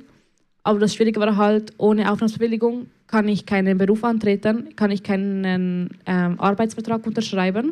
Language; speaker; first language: German; early bilingual, other home language; Spanish